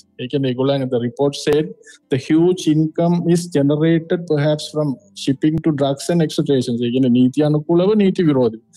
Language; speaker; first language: Sinhala; non-native, local second language; Tamil